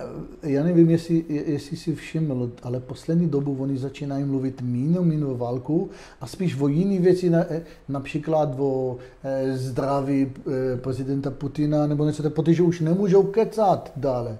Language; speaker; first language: Czech; non-native, fluent; Hebrew